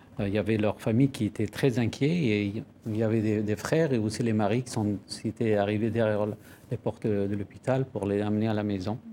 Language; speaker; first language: French; non-native, fluent; Persian